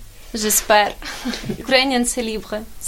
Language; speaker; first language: French; non-native, learner; Ukrainian